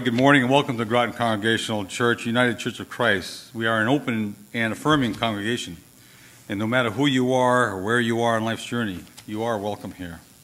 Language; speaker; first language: English; native; English